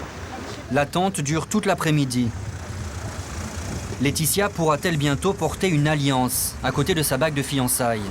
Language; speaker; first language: French; native; French